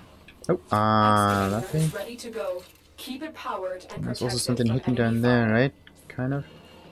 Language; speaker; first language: English; non-native, fluent; German